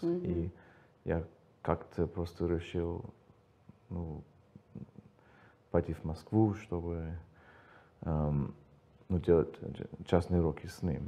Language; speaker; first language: Russian; non-native, learner; English